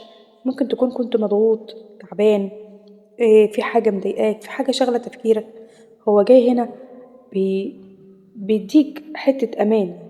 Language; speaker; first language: Arabic; native; Arabic